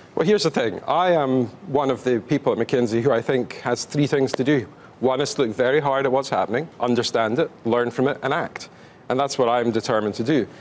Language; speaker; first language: English; native; English